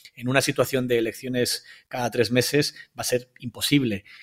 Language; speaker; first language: Spanish; native; Spanish